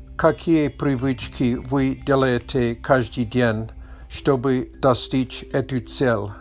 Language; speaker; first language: Russian; non-native, learner; English